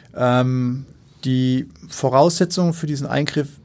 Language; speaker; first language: German; native; German